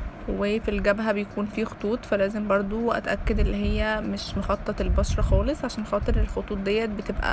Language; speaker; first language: Arabic; native; Arabic